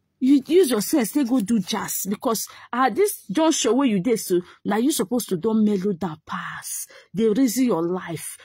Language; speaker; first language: Nigerian Pidgin; non-native, local second language; Igbo